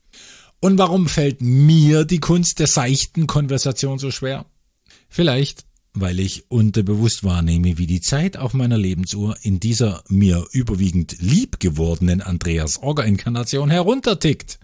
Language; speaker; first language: German; native; German